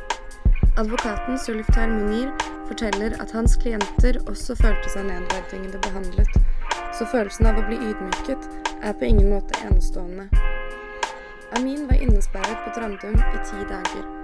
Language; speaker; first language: Norwegian; native; Norwegian